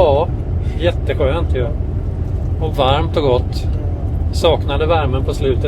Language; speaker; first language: Swedish; native; Swedish